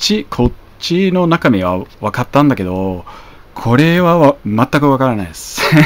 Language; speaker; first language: Japanese; non-native, fluent; English